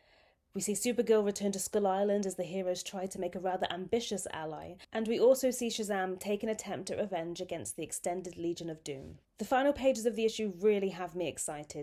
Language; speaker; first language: English; native; English